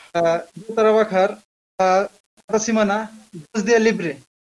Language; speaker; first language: Spanish; non-native, learner; Bangla